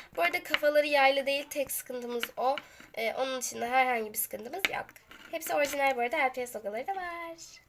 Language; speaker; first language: Turkish; native; Turkish